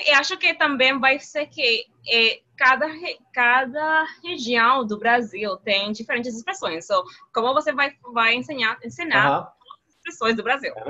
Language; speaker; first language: Portuguese; non-native, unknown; Spanish